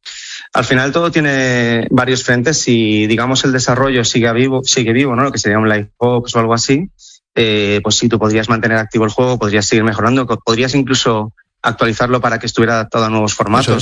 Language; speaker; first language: Spanish; native; Spanish